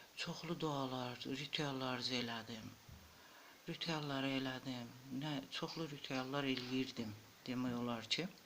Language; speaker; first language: Azerbaijani; native; Azerbaijani